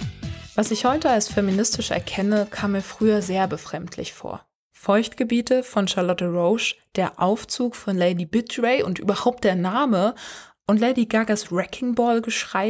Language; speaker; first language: German; native; German